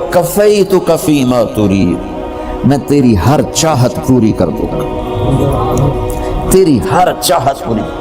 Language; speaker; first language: Urdu; non-native, local second language; Punjabi